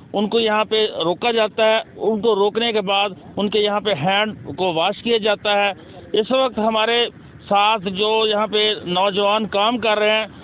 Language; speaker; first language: Urdu; non-native, local second language; Punjabi